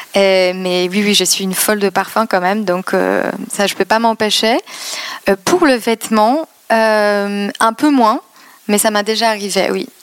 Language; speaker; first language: French; non-native, fluent; Polish